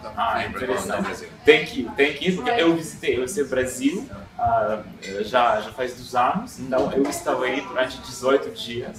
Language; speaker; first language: Portuguese; non-native, fluent; Russian